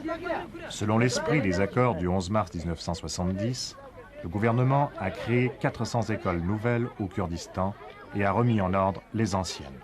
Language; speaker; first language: French; native; French